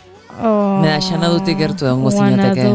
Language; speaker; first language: Basque; native; Basque